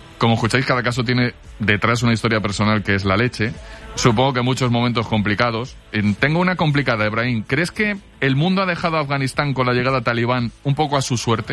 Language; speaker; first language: Spanish; native; Spanish